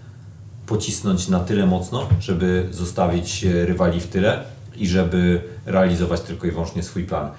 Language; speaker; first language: Polish; native; Polish